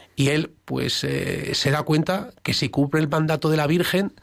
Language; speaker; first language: Spanish; native; Spanish